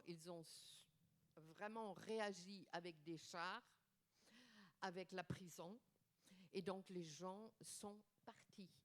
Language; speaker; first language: French; non-native, fluent; German